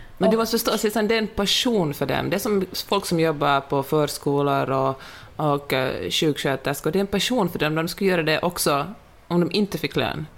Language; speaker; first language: Swedish; native; Swedish